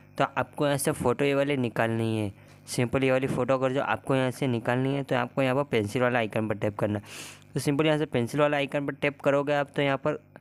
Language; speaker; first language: Hindi; native; Hindi